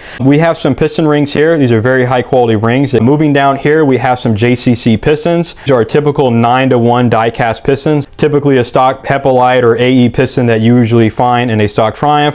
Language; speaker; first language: English; native; English